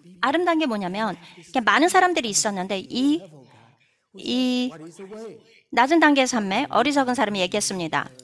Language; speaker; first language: Korean; native; Korean